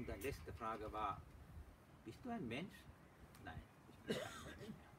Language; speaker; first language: German; non-native, fluent; Sinhala